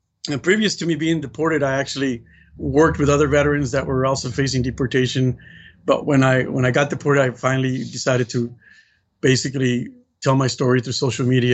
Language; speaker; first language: English; native; English